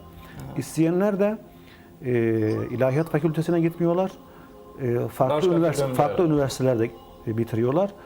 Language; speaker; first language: Turkish; native; Turkish